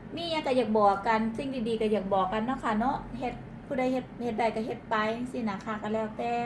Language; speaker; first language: Thai; non-native, local second language; Northeastern Thai